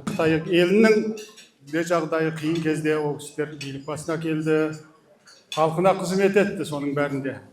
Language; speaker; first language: Kazakh; early bilingual, heritage; Kazakh